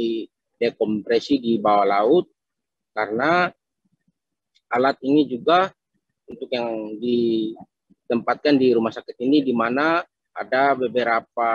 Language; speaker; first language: Indonesian; native; Indonesian